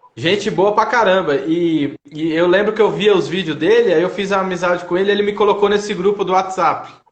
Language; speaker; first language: Portuguese; native; Portuguese